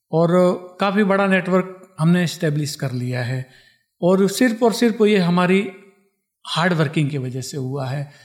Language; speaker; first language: Hindi; non-native, local second language; Marwari